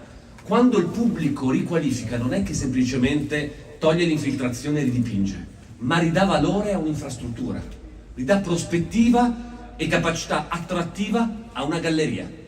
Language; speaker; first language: Italian; native; Italian